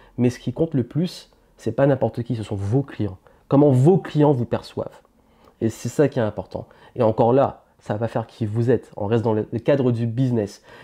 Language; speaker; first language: French; native; French